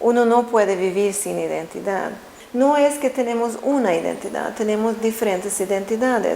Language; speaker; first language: Spanish; non-native, fluent; Swedish